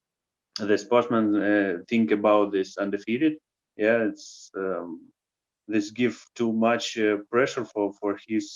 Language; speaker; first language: English; non-native, learner; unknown